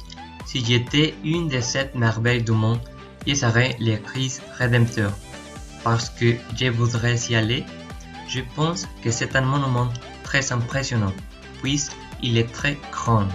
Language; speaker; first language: French; non-native, learner; Spanish